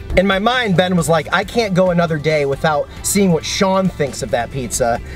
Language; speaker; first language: English; native; English